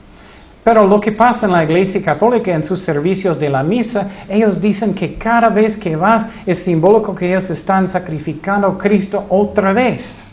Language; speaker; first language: Spanish; non-native, fluent; English